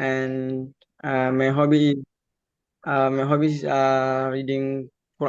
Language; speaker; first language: English; non-native, learner; Indonesian